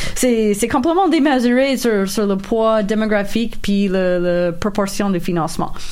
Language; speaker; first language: French; non-native, local second language; English